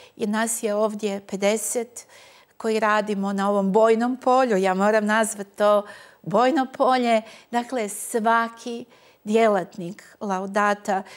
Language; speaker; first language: Croatian; native; Croatian